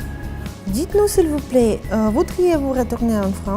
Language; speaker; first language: French; non-native, fluent; Russian